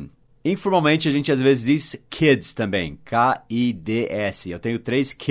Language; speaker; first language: Portuguese; non-native, fluent; English